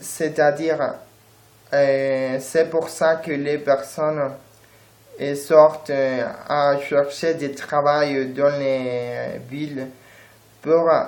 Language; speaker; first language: French; non-native, learner; Spanish